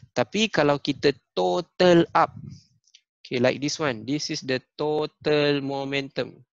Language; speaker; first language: English; non-native, local second language; Malay